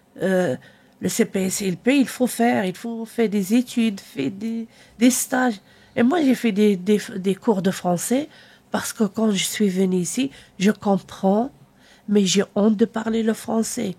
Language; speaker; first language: French; non-native, learner; Arabic